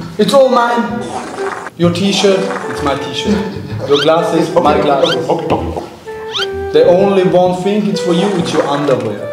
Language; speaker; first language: English; non-native, fluent; German